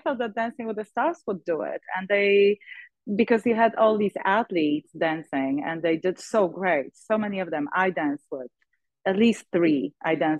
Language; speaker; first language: English; non-native, fluent; Polish